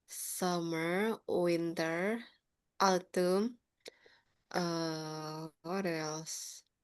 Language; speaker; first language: English; non-native, learner; Indonesian